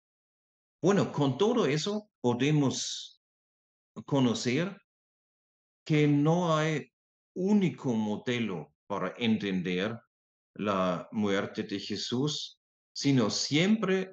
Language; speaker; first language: Spanish; non-native, fluent; German